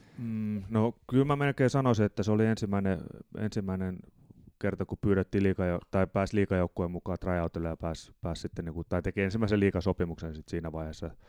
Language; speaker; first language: Finnish; native; Finnish